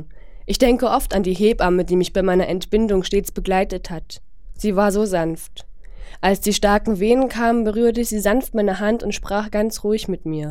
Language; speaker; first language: German; non-native, fluent; Chinese